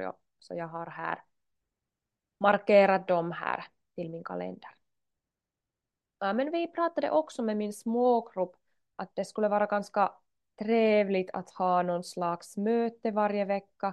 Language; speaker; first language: Swedish; non-native, local second language; Finnish